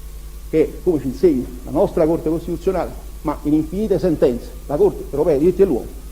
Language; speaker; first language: Italian; native; Italian